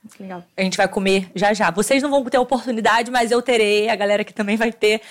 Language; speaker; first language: Portuguese; native; Portuguese